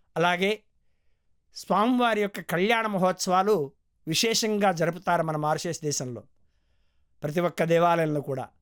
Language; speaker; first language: Telugu; early bilingual, heritage; Telugu